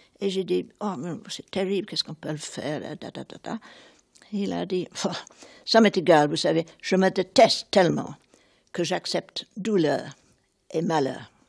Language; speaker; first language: French; non-native, fluent; English